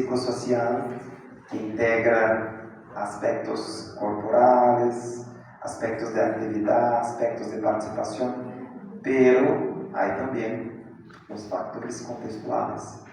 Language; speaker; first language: Spanish; non-native, fluent; Portuguese